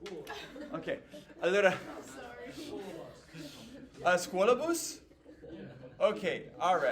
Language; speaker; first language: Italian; non-native, fluent; English